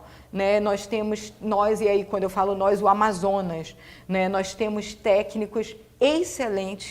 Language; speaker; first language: Portuguese; native; Portuguese